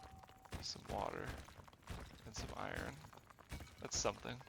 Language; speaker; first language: English; native; English